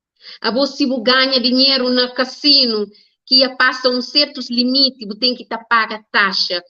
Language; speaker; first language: Portuguese; non-native, learner; Kabuverdianu